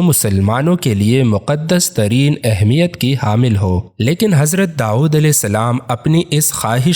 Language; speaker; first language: Urdu; native; Urdu